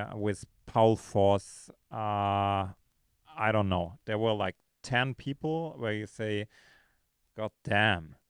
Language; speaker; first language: English; non-native, fluent; German